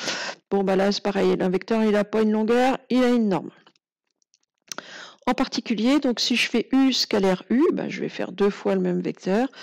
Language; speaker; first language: French; native; French